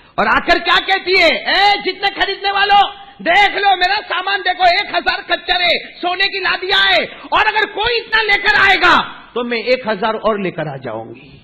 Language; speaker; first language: Urdu; native; Urdu